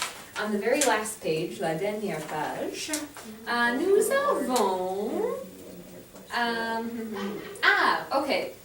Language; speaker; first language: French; non-native, fluent; English